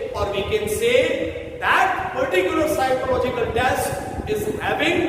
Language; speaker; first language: English; non-native, local second language; Gujarati